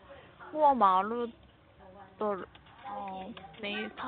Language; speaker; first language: Chinese; non-native, learner; Korean